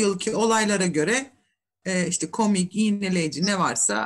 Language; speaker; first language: Turkish; native; Turkish